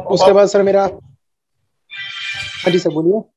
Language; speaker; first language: Hindi; native; Hindi